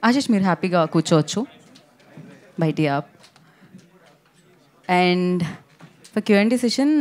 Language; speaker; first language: Telugu; native; Telugu